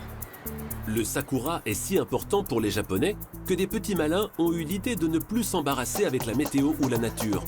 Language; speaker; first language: French; native; French